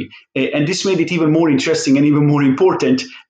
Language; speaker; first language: English; non-native, fluent; Hungarian